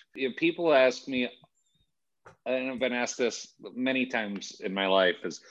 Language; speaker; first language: English; native; English